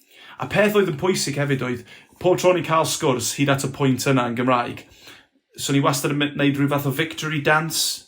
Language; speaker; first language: Welsh; non-native, local second language; English